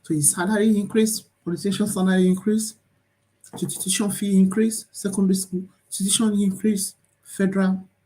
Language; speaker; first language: English; non-native, local second language; Yoruba